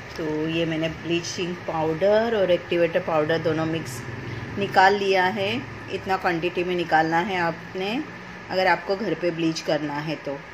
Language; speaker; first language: Hindi; native; Hindi